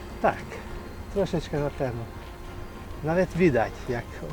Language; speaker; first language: Polish; non-native, learner; Hungarian